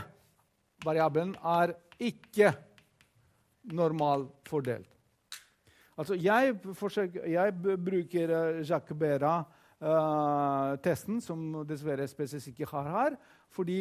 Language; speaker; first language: Norwegian; non-native, fluent; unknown